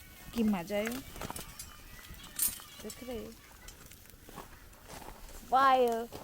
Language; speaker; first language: Korean; non-native, learner; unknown